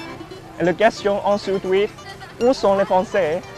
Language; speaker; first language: French; non-native, learner; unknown